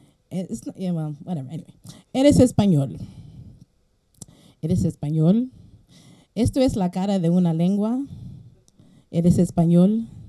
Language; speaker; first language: Spanish; early bilingual, heritage; Spanish